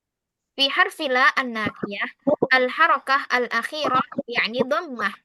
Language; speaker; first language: Arabic; non-native, fluent; Indonesian